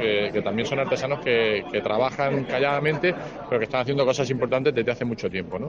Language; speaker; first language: Spanish; native; Spanish